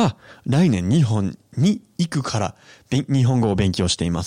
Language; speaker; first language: Japanese; non-native, fluent; English